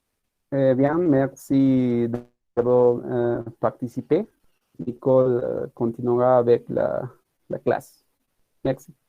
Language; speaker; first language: French; non-native, learner; Spanish